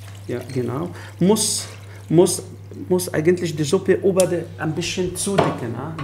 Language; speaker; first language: German; non-native, fluent; Arabic